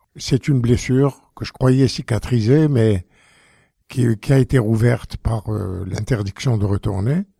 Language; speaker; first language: French; native; French